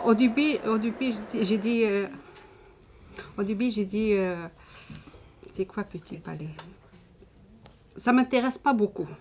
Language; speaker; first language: French; non-native, learner; Arabic